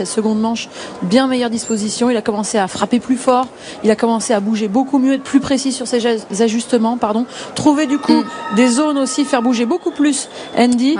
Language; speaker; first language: French; native; French